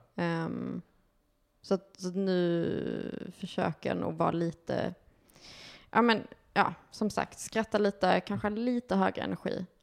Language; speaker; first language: Swedish; native; Swedish